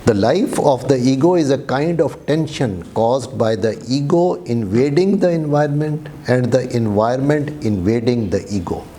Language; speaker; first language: English; non-native, local second language; Urdu